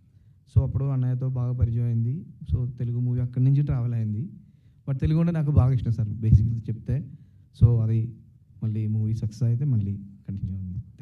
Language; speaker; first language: Telugu; non-native, local second language; Malayalam